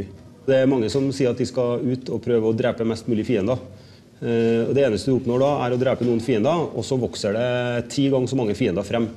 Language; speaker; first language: Norwegian; native; Norwegian